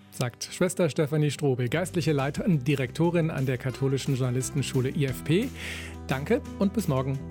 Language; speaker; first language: German; native; German